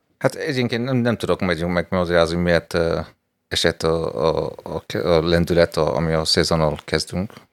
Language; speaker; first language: Hungarian; non-native, fluent; English